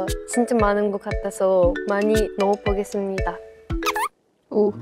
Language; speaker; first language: Korean; non-native, learner; Japanese